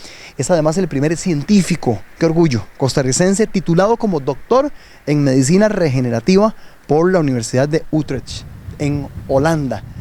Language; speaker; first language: Spanish; native; Spanish